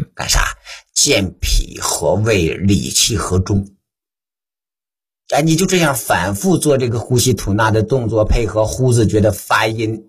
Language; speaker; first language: Chinese; native; Chinese